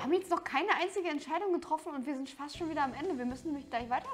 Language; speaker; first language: German; native; German